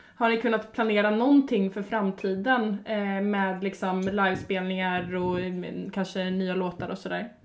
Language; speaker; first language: Swedish; native; Swedish